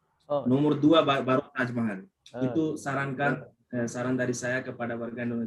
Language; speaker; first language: Indonesian; non-native, fluent; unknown